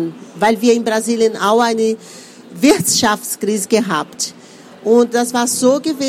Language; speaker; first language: German; non-native, fluent; Portuguese